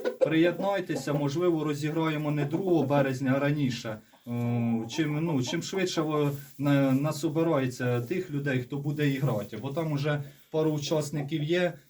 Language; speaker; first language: Ukrainian; native; Ukrainian